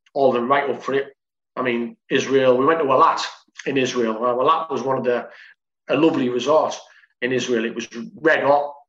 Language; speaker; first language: English; native; English